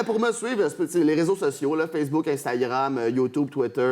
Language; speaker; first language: French; native; French